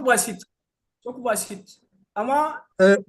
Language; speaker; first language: Turkish; non-native, learner; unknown